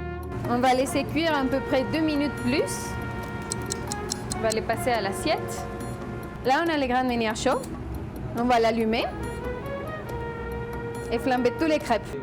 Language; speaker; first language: French; non-native, fluent; Spanish